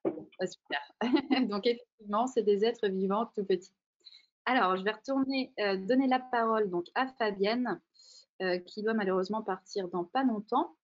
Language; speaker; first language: French; native; French